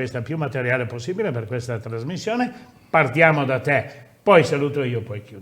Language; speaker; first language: Italian; native; Italian